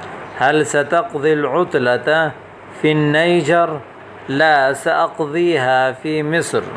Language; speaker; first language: Arabic; non-native, fluent; Urdu